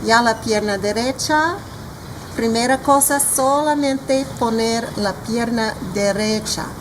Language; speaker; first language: Spanish; non-native, fluent; English